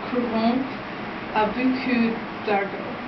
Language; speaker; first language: French; non-native, learner; English